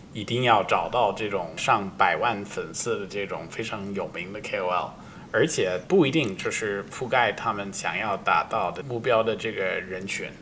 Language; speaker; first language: Chinese; non-native, fluent; English